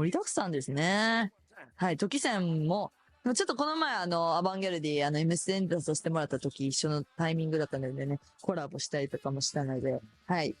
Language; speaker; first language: Japanese; native; Japanese